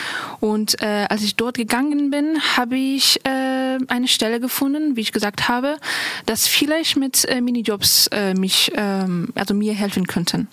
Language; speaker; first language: German; non-native, local second language; Persian